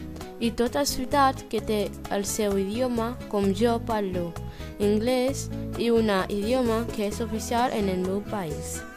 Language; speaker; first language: Catalan; non-native, learner; Bini